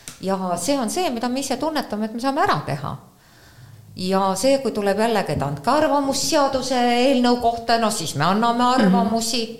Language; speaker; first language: Estonian; native; Estonian